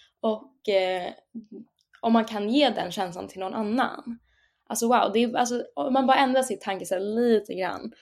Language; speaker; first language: Swedish; native; Swedish